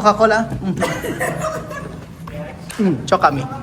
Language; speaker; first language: Spanish; non-native, learner; Filipino